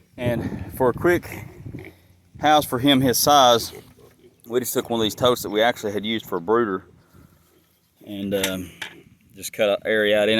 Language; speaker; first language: English; native; English